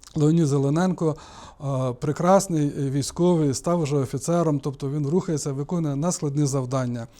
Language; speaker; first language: Ukrainian; native; Ukrainian